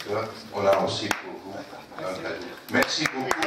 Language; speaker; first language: French; non-native, fluent; Dutch